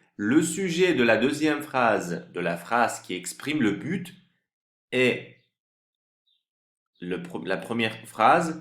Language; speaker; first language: French; non-native, fluent; Turkish